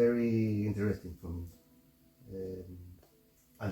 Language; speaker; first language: English; non-native, learner; Spanish